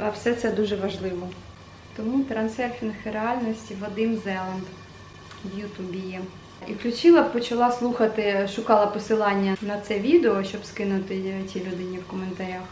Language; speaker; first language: Ukrainian; non-native, local second language; Russian